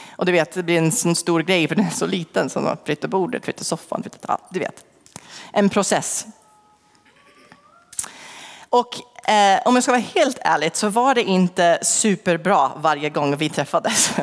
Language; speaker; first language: Swedish; non-native, fluent; English